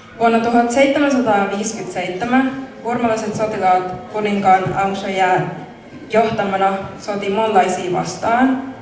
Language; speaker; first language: Finnish; early bilingual, other home language; Mon